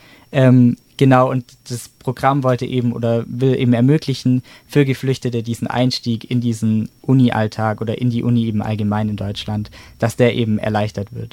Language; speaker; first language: German; native; German